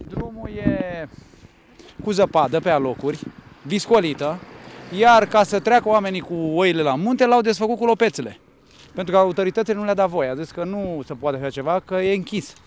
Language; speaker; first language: Romanian; native; Romanian